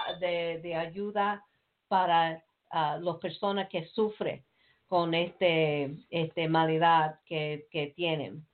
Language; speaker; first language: Spanish; non-native, learner; English